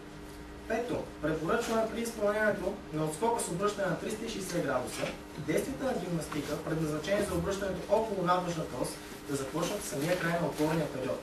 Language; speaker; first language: Bulgarian; native; Bulgarian